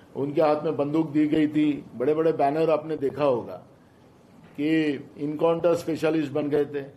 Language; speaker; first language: Hindi; non-native, local second language; Marathi